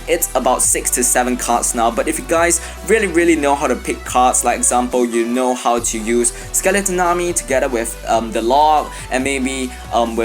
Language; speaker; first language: English; non-native, fluent; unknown